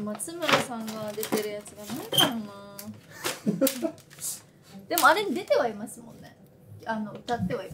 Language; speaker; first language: Japanese; native; Japanese